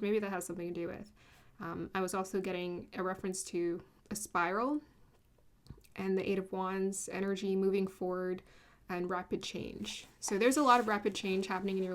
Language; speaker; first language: English; native; English